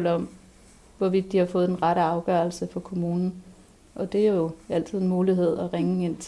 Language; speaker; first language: Danish; native; Danish